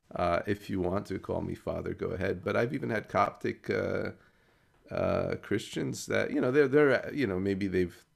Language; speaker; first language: English; native; English